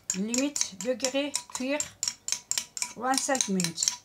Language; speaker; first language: French; non-native, learner; Turkish